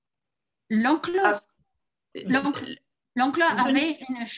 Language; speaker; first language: French; non-native, fluent; Spanish